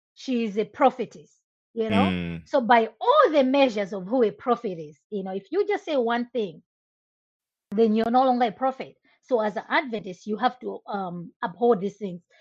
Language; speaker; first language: English; non-native, local second language; Nyanja